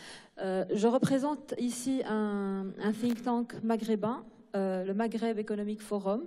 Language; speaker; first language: French; non-native, local second language; Arabic